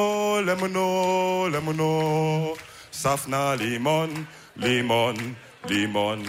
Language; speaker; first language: German; early bilingual, other home language; Wolof